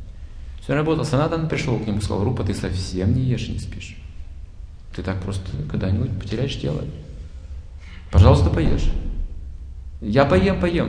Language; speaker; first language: Russian; native; Russian